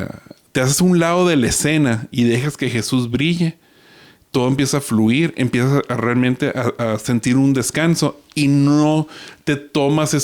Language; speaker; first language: Spanish; native; Spanish